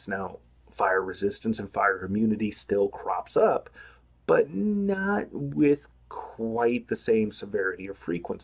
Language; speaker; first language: English; native; English